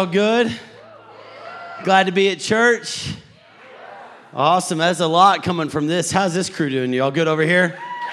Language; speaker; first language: English; native; English